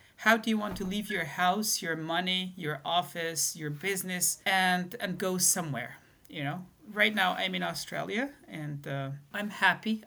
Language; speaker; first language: English; non-native, fluent; Persian